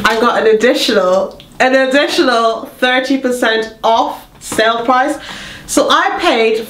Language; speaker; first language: English; native; English